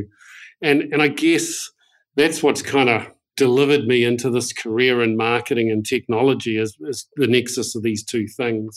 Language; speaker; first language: English; native; English